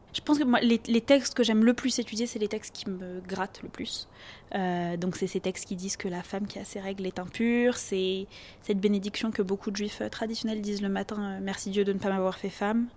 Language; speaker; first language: French; native; French